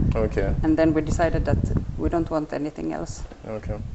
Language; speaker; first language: English; non-native, fluent; Finnish